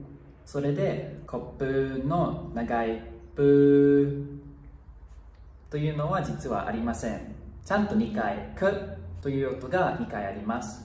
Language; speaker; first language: Japanese; non-native, fluent; English